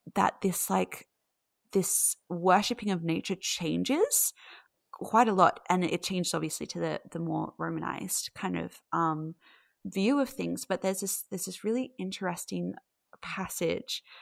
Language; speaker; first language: English; native; English